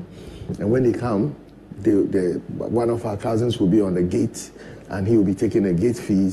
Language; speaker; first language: English; non-native, local second language; Ewe